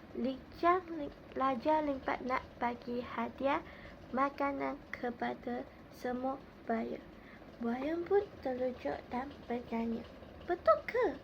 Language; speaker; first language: Malay; non-native, local second language; Chinese